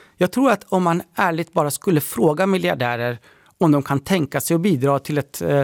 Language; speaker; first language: Swedish; early bilingual, other home language; Persian